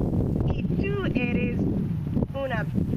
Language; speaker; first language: Spanish; non-native, learner; English